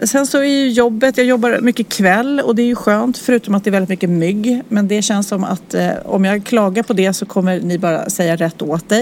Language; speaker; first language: Swedish; native; Swedish